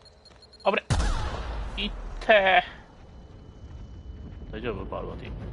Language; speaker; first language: Japanese; native; Japanese